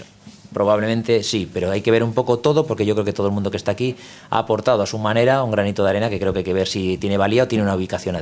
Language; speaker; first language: Spanish; native; Spanish